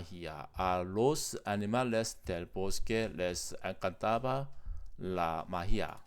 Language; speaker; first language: Spanish; non-native, learner; Korean